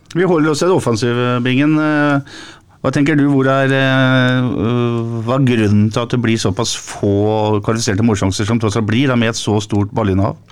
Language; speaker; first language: Norwegian; native; Norwegian